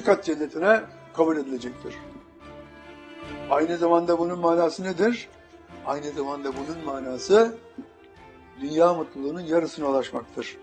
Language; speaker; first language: Turkish; native; Turkish